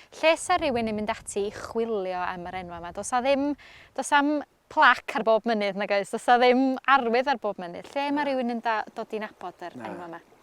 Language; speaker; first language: Welsh; non-native, local second language; English